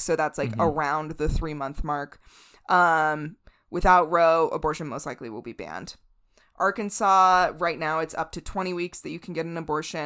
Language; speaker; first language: English; native; English